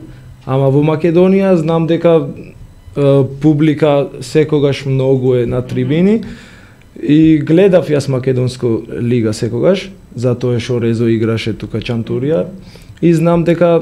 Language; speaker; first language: Macedonian; non-native, learner; Georgian